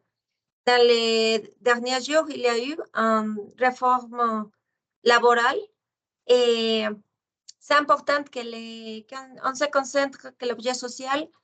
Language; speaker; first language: French; non-native, fluent; Spanish